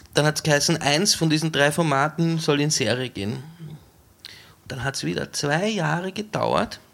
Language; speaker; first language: German; native; German